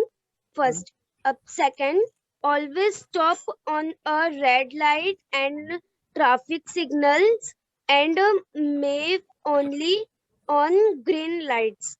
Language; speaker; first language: English; non-native, learner; Hindi